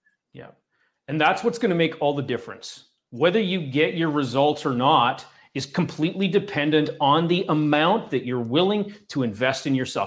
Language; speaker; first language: English; native; English